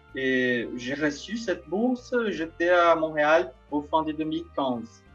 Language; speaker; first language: French; non-native, fluent; Portuguese